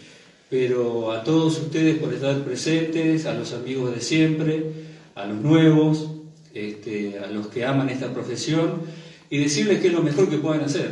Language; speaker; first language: Spanish; native; Spanish